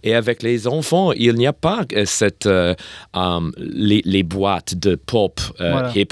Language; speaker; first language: French; non-native, learner; English